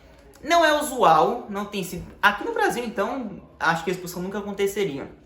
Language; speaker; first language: Portuguese; native; Portuguese